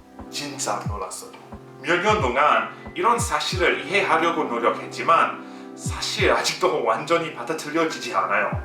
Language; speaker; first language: Korean; non-native, fluent; English